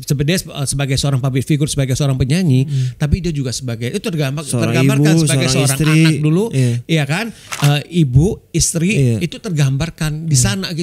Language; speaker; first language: Indonesian; native; Indonesian